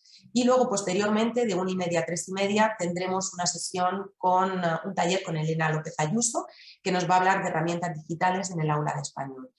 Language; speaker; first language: Spanish; native; Spanish